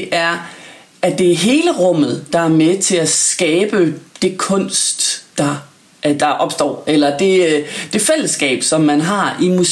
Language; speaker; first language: Danish; native; Danish